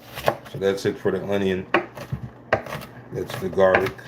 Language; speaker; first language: English; native; English